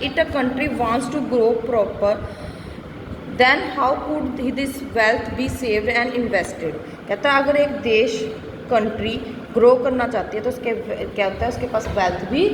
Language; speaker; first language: Hindi; native; Hindi